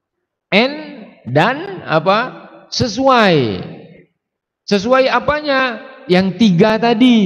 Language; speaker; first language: Indonesian; native; Indonesian